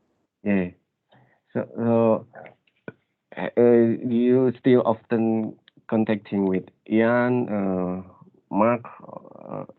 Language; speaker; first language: English; non-native, learner; Indonesian